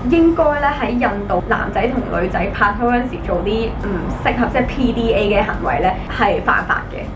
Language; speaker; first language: Cantonese; early bilingual, other home language; Hindi